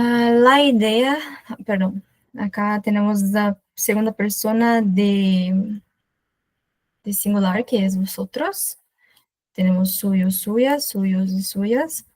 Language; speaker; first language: Spanish; non-native, fluent; Portuguese